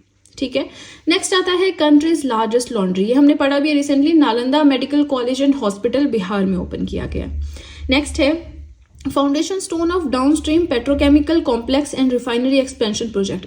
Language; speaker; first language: Hindi; native; Hindi